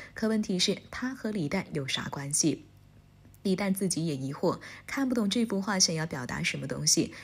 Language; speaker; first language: Chinese; native; Chinese